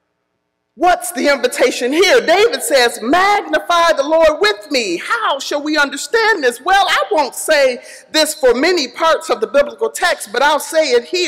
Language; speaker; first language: English; native; English